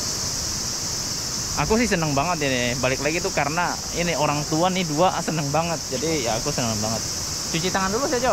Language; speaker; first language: Indonesian; native; Indonesian